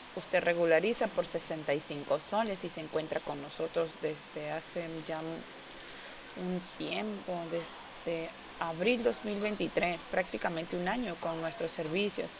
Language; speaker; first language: Spanish; native; Spanish